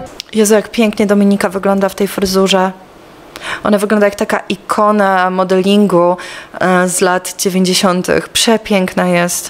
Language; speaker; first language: Polish; native; Polish